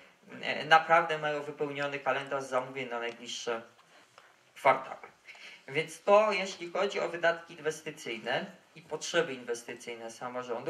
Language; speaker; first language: Polish; native; Polish